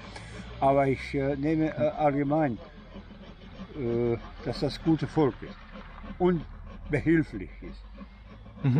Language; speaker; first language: German; non-native, fluent; Bosnian